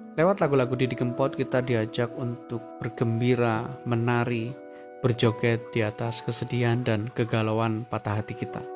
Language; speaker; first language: Indonesian; native; Indonesian